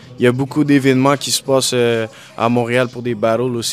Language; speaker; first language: French; native; French